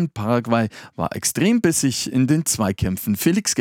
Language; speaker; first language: German; native; German